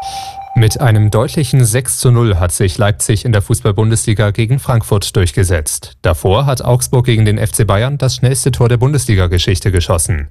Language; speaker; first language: German; native; German